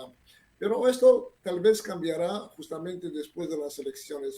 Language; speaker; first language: Spanish; non-native, fluent; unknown